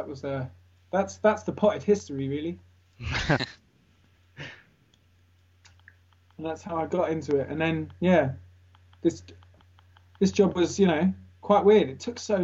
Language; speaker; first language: English; native; English